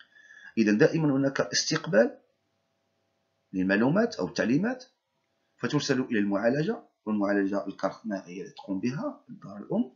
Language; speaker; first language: Arabic; native; Arabic